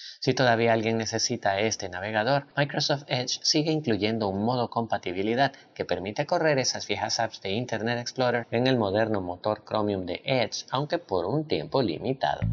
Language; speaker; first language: Spanish; native; Spanish